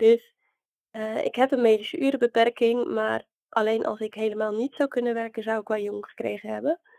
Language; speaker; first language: Dutch; native; Dutch